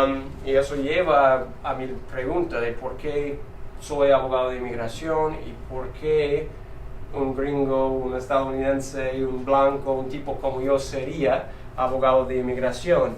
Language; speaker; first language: Spanish; non-native, fluent; English